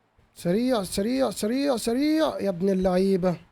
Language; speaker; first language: Arabic; native; Arabic